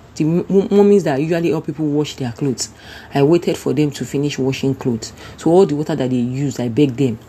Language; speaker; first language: English; non-native, local second language; Yoruba